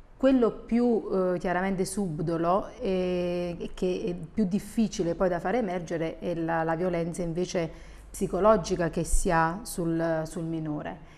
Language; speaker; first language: Italian; native; Italian